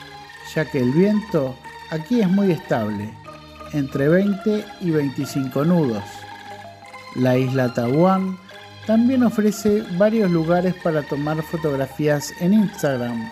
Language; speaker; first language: Spanish; non-native, fluent; Indonesian